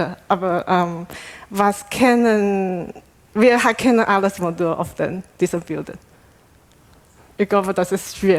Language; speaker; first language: German; non-native, learner; Chinese